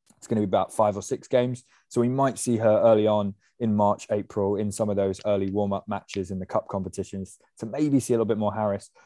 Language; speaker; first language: English; native; English